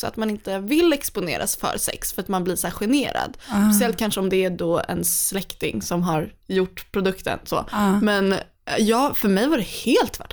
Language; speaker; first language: Swedish; native; Swedish